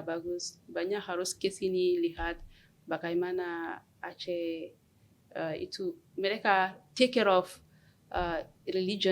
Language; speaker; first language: Indonesian; non-native, learner; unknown